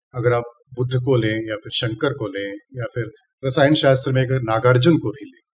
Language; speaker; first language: Hindi; non-native, local second language; Tamil